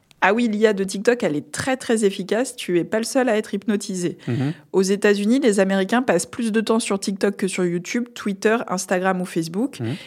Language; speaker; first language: French; native; French